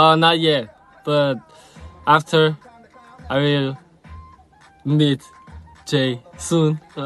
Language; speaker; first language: English; non-native, learner; Korean